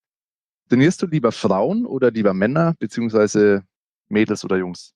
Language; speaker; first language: German; native; German